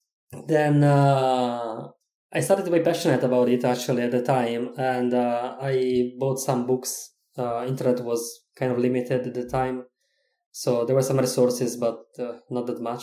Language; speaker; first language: English; non-native, fluent; Italian